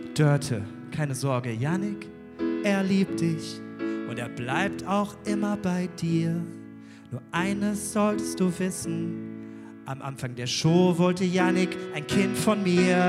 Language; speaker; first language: German; native; German